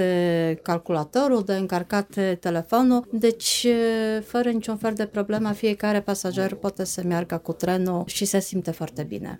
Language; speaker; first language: Romanian; non-native, fluent; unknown